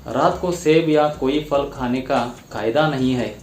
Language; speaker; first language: Hindi; non-native, local second language; Kannada